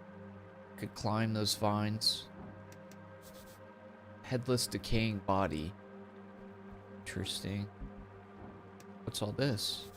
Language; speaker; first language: English; native; English